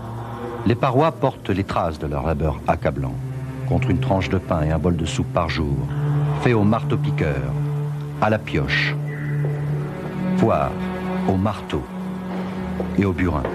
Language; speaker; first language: French; native; French